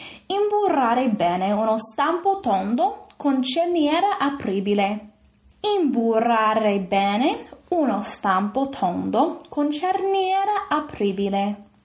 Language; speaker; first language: Italian; non-native, fluent; English